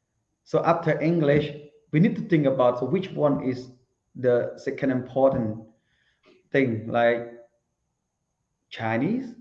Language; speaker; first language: English; non-native, learner; Khmer